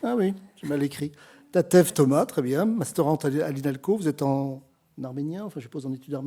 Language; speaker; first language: French; native; French